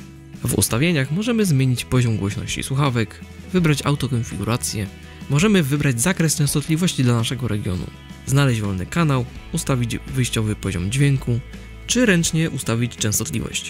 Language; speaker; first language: Polish; native; Polish